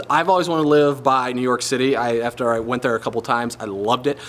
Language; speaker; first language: English; native; English